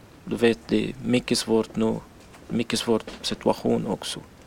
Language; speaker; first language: Swedish; non-native, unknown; Arabic